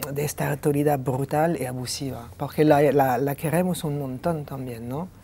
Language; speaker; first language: Spanish; non-native, fluent; French